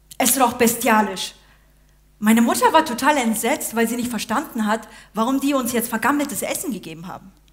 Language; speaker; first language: German; early bilingual, other home language; Uyghur